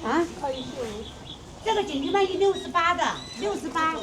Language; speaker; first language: Chinese; native; Chinese